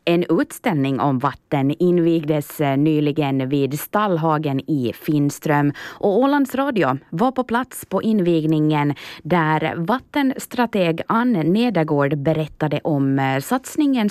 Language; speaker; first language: Swedish; native; Swedish